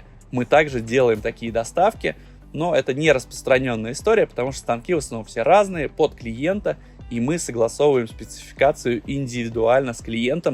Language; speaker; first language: Russian; native; Russian